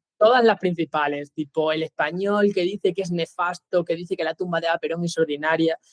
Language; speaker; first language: Spanish; native; Spanish